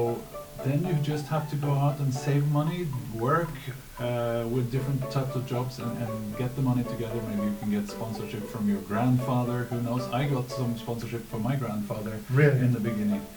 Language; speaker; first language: English; non-native, fluent; Norwegian